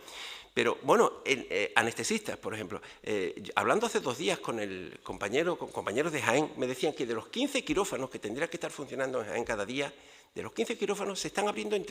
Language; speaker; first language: Spanish; native; Spanish